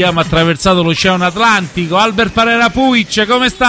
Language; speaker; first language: Italian; native; Italian